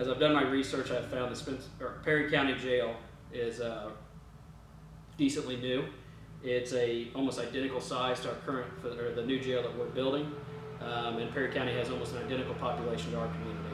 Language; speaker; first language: English; native; English